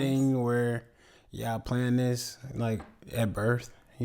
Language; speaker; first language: English; native; English